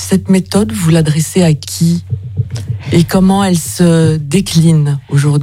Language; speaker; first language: French; native; French